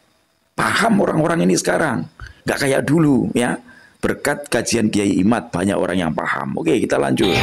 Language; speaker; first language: Indonesian; non-native, local second language; Javanese